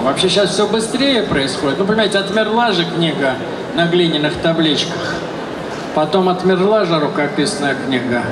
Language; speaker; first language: Russian; native; Russian